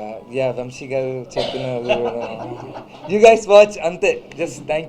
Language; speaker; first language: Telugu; non-native, learner; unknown